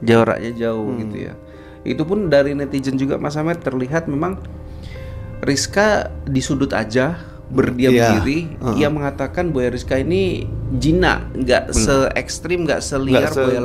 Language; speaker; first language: Indonesian; native; Indonesian